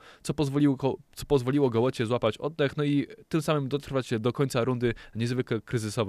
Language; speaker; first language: Polish; native; Polish